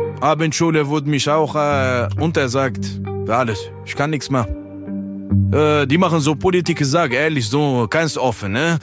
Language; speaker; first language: German; non-native, learner; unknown